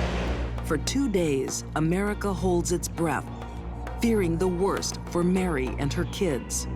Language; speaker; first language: English; native; English